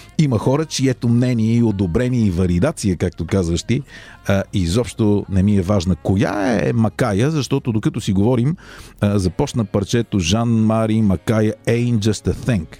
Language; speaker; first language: Bulgarian; native; Bulgarian